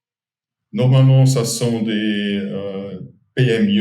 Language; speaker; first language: French; non-native, fluent; German